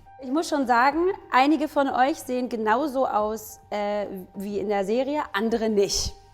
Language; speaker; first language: German; native; German